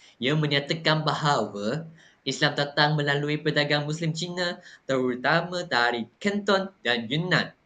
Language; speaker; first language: Malay; non-native, local second language; Chinese